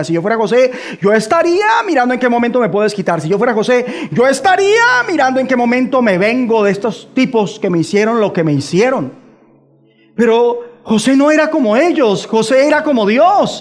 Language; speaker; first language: Spanish; native; Spanish